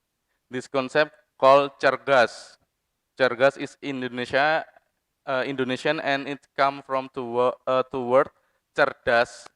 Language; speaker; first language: English; non-native, fluent; Indonesian